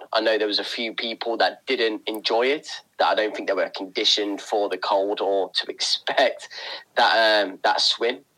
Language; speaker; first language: English; native; English